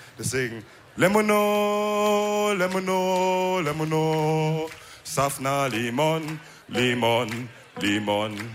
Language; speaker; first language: German; early bilingual, other home language; Wolof